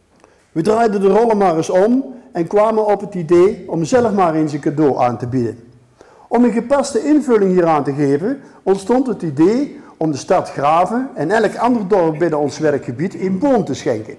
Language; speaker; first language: Dutch; native; Dutch